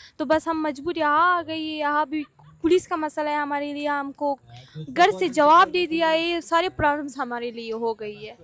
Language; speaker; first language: Urdu; non-native, learner; Persian